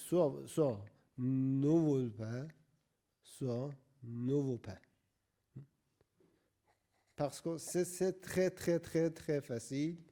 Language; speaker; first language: French; non-native, learner; Persian